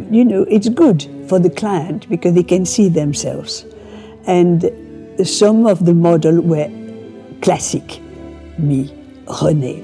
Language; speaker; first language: English; non-native, fluent; French